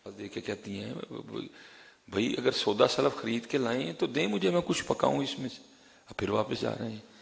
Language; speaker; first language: Urdu; non-native, local second language; Punjabi